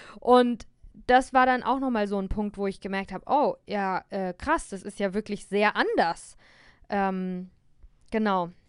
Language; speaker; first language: German; native; German